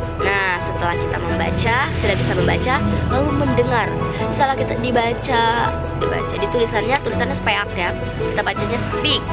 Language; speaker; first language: Indonesian; native; Indonesian